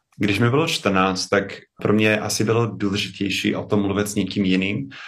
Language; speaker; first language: Czech; non-native, fluent; English